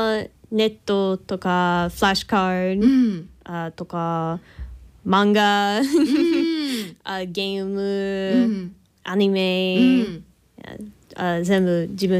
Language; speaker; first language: Japanese; non-native, learner; English